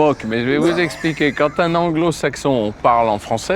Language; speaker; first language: French; native; French